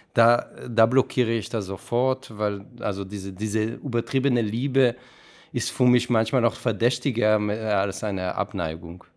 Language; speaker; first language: German; non-native, fluent; Hebrew